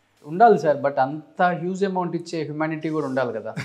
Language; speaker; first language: Telugu; native; Telugu